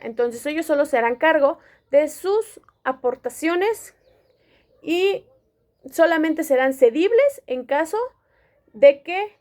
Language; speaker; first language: Spanish; native; Spanish